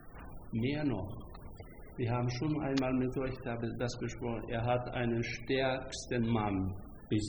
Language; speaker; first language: German; non-native, fluent; Hungarian